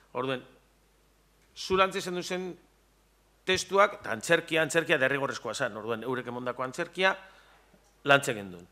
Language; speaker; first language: Basque; native; Basque